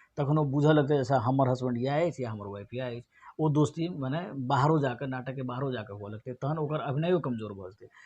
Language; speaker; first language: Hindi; non-native, local second language; Maithili